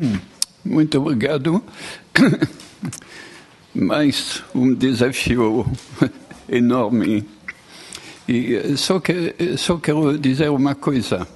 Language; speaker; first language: Portuguese; non-native, fluent; French